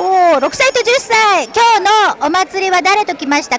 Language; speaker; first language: Japanese; native; Japanese